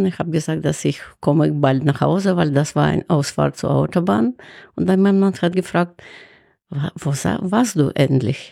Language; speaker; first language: German; non-native, fluent; Russian